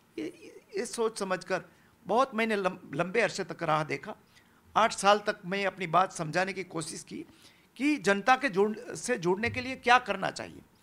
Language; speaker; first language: Hindi; non-native, local second language; Gujarati